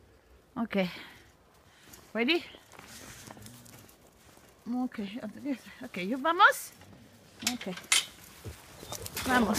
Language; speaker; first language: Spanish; non-native, learner; English